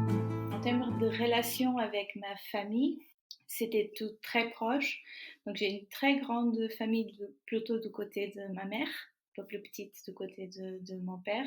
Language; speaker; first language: French; non-native, fluent; Portuguese